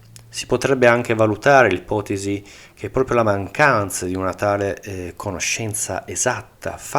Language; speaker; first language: Italian; native; Italian